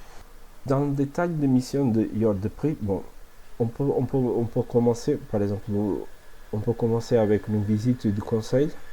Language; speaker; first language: French; non-native, fluent; Portuguese